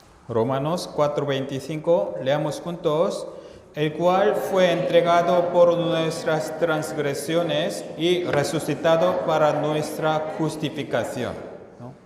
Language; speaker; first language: Spanish; non-native, fluent; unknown